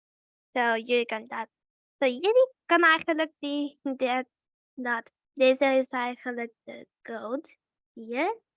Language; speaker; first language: Dutch; early bilingual, other home language; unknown